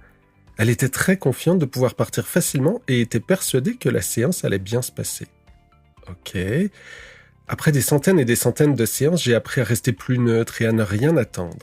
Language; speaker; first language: French; native; French